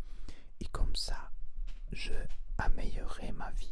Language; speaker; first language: French; non-native, learner; Spanish